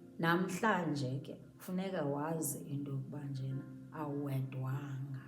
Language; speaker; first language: Xhosa; native; Xhosa